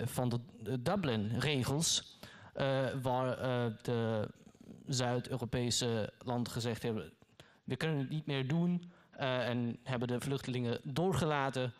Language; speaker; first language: Dutch; non-native, learner; German